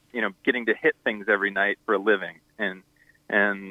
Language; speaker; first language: English; native; English